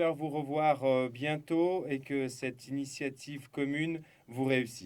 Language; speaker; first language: French; native; French